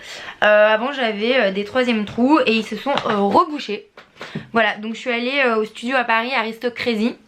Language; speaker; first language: French; native; French